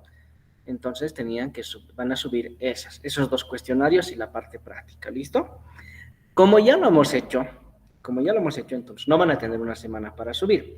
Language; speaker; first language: Spanish; native; Spanish